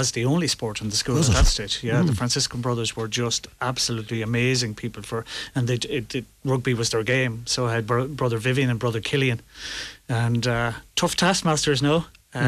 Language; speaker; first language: English; native; English